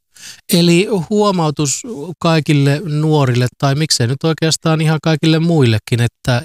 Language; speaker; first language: Finnish; native; Finnish